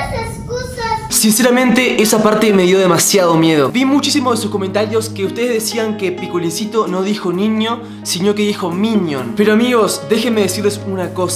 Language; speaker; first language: Spanish; native; Spanish